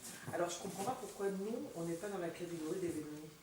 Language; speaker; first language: French; native; French